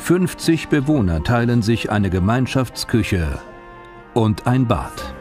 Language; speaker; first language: German; native; German